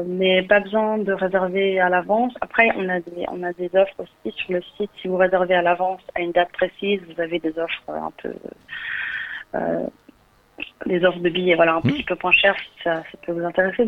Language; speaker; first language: French; native; French